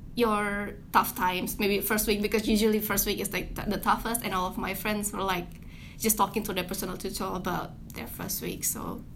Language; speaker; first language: English; non-native, fluent; Indonesian